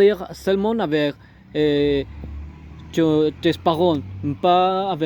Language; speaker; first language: French; non-native, learner; Spanish